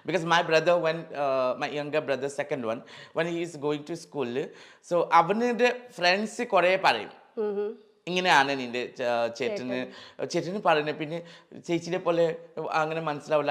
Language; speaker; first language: Malayalam; non-native, learner; Assamese